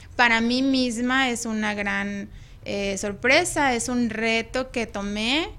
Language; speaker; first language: Spanish; native; Spanish